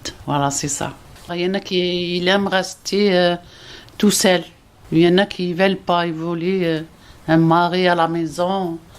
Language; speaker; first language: French; non-native, learner; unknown